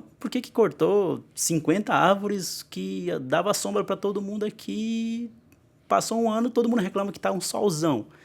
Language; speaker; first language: Portuguese; non-native, local second language; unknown